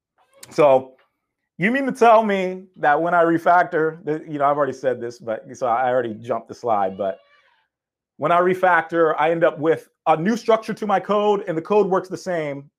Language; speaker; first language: English; native; English